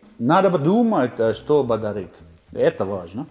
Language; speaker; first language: Russian; non-native, learner; Finnish